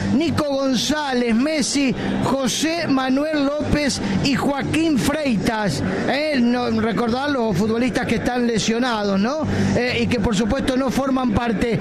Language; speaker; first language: Spanish; native; Spanish